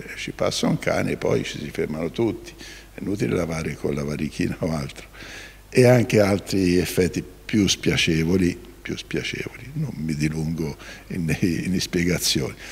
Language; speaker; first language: Italian; native; Italian